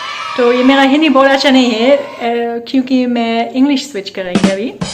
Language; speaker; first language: Hindi; non-native, learner; English